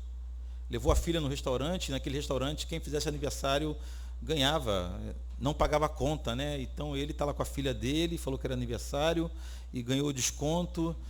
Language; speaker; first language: Portuguese; native; Portuguese